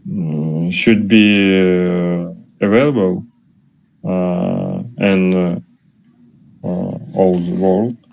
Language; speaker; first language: English; non-native, learner; Russian